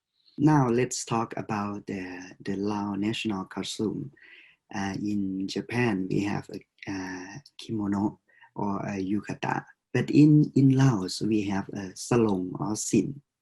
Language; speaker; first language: English; non-native, fluent; Lao